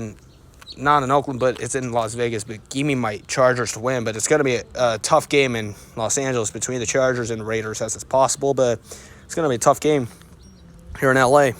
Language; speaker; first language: English; native; English